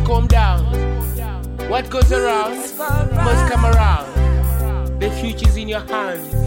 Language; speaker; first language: English; non-native, local second language; Ganda